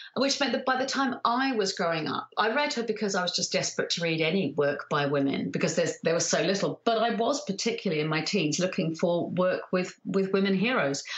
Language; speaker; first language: English; native; English